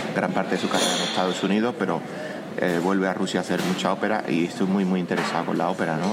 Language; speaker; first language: Spanish; native; Spanish